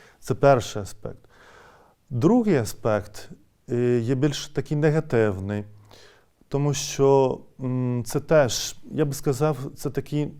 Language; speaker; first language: Ukrainian; non-native, fluent; Lithuanian